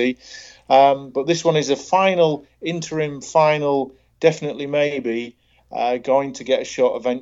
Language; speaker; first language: English; native; English